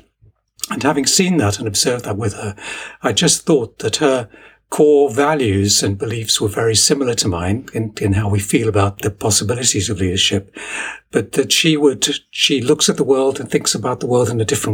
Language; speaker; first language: English; native; English